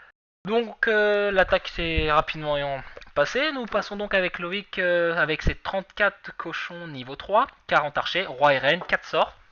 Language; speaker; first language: French; native; French